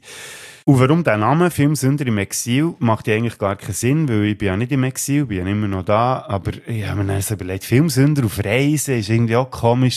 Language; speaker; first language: German; native; German